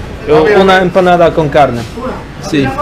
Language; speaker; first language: Spanish; non-native, learner; Polish